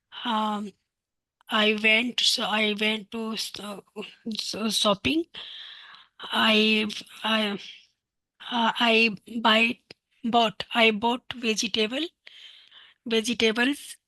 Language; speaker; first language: English; non-native, learner; Hindi